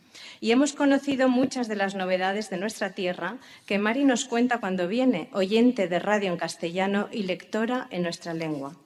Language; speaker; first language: Spanish; native; Spanish